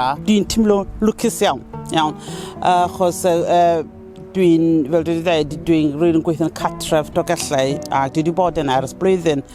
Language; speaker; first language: Welsh; non-native, learner; Southern Sotho